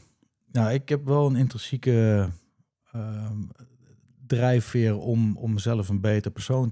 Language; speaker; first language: Dutch; native; Dutch